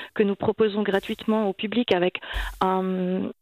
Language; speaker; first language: French; native; French